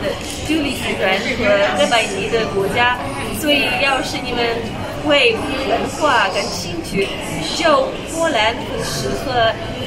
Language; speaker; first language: Chinese; non-native, fluent; Polish